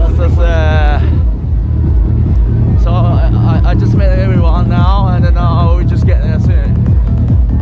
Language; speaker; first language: English; non-native, fluent; Japanese